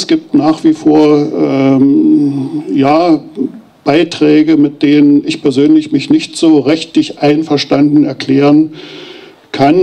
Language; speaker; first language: German; native; German